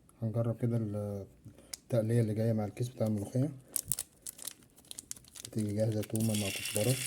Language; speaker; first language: Arabic; native; Arabic